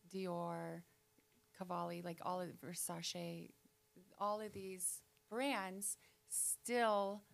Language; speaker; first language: English; native; English